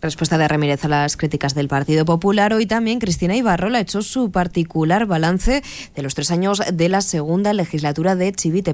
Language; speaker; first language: Spanish; native; Spanish